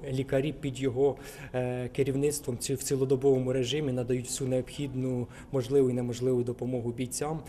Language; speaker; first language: Ukrainian; native; Ukrainian